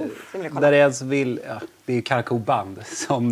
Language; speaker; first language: Swedish; native; Swedish